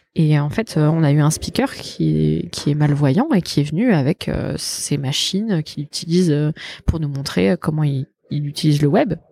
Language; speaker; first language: French; native; French